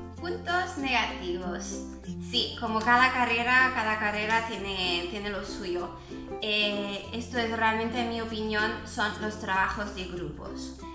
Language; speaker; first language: Spanish; non-native, fluent; French